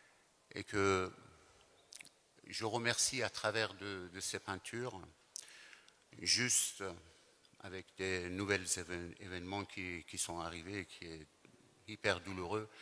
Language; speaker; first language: French; non-native, fluent; Persian